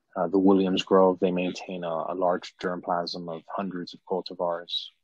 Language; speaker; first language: English; native; English